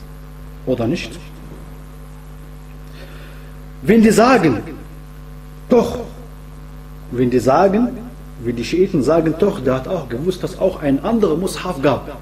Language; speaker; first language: German; non-native, fluent; Arabic